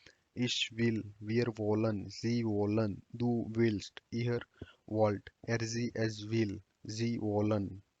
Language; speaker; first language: German; non-native, fluent; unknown